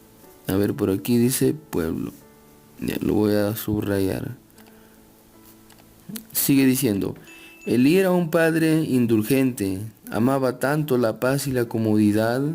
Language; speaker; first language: Spanish; native; Spanish